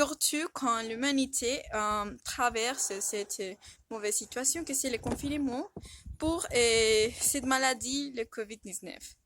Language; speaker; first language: French; non-native, fluent; Spanish